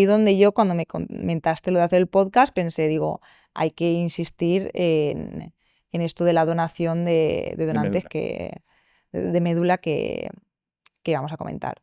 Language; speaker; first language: Spanish; native; Spanish